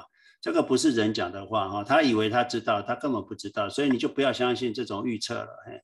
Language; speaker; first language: Chinese; native; Chinese